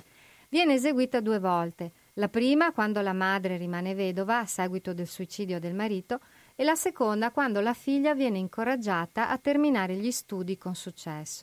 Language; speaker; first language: Italian; native; Italian